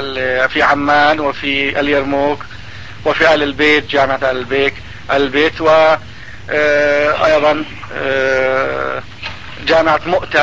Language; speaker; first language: Arabic; non-native, learner; Turkish